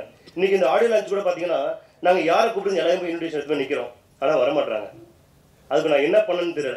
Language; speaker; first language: Tamil; native; Tamil